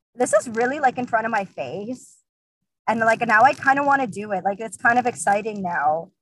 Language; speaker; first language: English; early bilingual, other home language; Russian